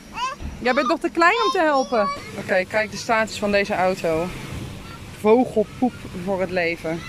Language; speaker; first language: Dutch; native; Dutch